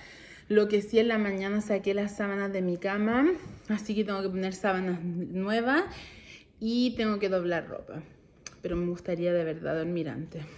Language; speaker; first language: Spanish; native; Spanish